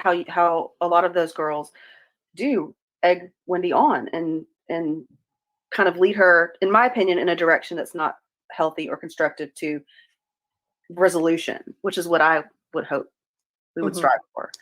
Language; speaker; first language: English; native; English